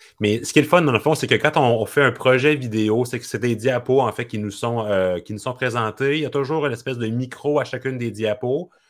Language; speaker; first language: French; native; French